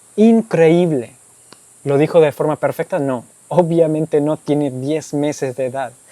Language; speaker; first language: Spanish; non-native, fluent; English